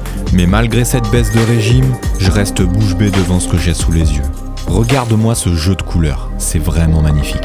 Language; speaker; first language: French; native; French